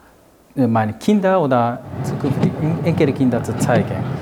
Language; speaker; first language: German; non-native, learner; Japanese